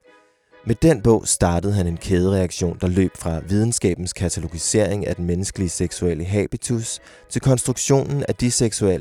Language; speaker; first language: Danish; native; Danish